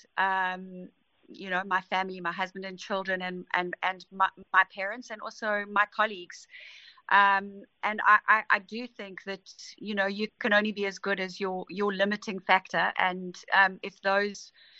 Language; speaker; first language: English; native; English